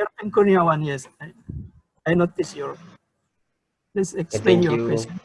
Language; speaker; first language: English; non-native, learner; Indonesian